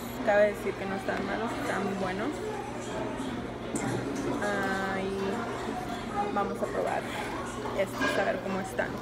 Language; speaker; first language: Spanish; early bilingual, heritage; Spanish